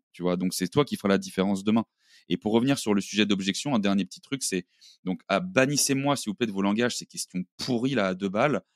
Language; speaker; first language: French; native; French